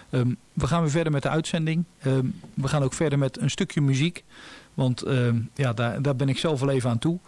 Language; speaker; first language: Dutch; native; Dutch